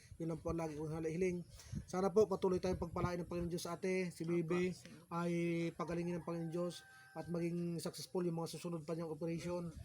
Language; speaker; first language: Filipino; native; Filipino